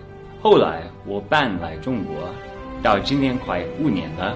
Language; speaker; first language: Chinese; non-native, fluent; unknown